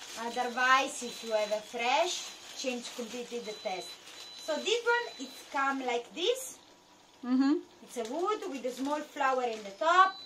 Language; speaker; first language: English; non-native, learner; Italian